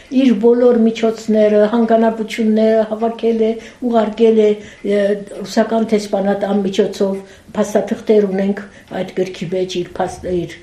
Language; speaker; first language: Armenian; early bilingual, heritage; Armenian